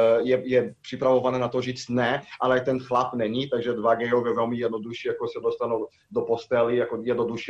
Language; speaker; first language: Czech; non-native, fluent; Portuguese